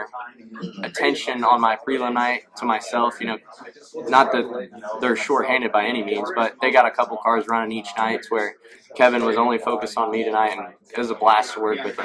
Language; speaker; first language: English; native; English